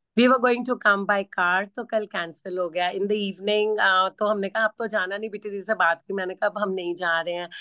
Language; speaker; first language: Hindi; native; Hindi